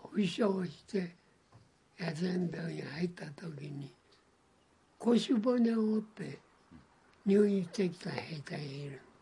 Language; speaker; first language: Japanese; native; Japanese